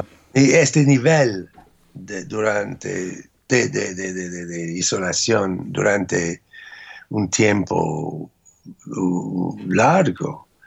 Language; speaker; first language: Spanish; non-native, fluent; English